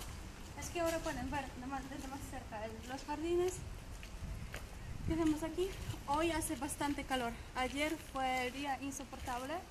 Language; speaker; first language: Spanish; non-native, fluent; Polish